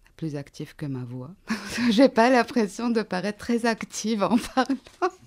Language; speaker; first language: French; non-native, local second language; Arabic